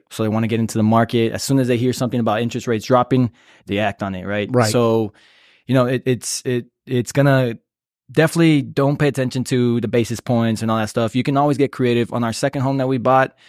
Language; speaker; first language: English; native; English